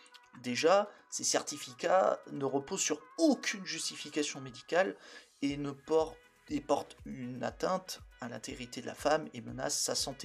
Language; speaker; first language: French; native; French